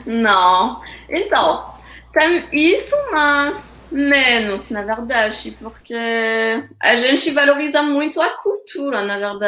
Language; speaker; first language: Portuguese; non-native, fluent; French